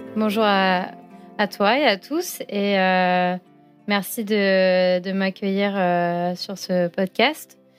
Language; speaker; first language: French; native; French